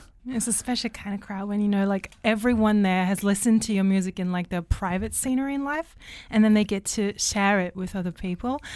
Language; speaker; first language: English; non-native, fluent; German